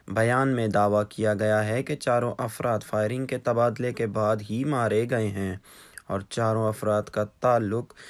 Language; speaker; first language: Urdu; non-native, local second language; Baluchi